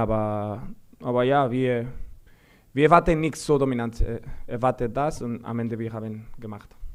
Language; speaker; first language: German; non-native, fluent; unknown